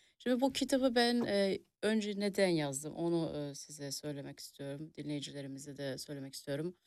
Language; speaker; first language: Turkish; early bilingual, heritage; Turkish